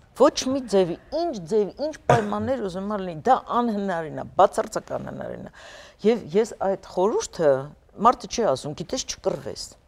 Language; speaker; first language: Armenian; native; Armenian